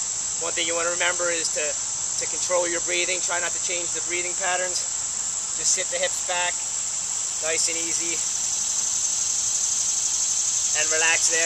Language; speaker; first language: English; native; English